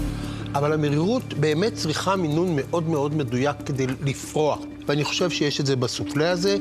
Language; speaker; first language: Hebrew; native; Hebrew